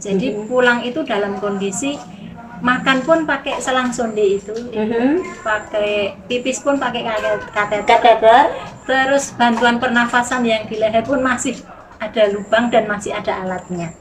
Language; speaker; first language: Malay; non-native, local second language; Javanese